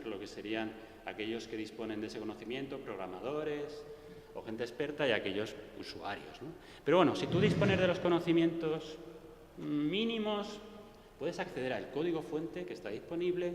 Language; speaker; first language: Spanish; native; Spanish